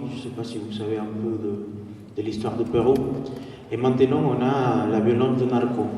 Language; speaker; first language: French; non-native, fluent; Spanish